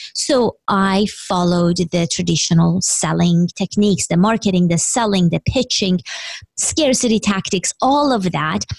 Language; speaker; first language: English; non-native, fluent; Persian